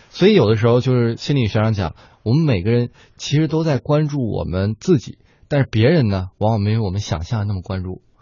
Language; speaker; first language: Chinese; native; Chinese